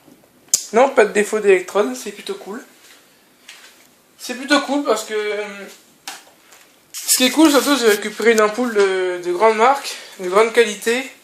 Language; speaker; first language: French; native; French